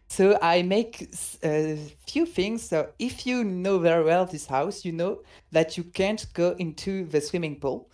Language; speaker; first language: English; non-native, fluent; French